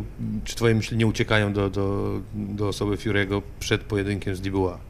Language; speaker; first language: Polish; native; Polish